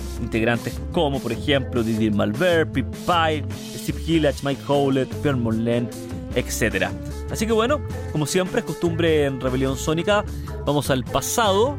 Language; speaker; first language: Spanish; native; Spanish